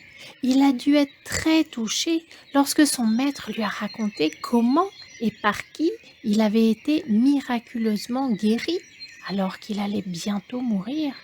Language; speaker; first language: French; native; French